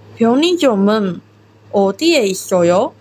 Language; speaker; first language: Korean; non-native, learner; Japanese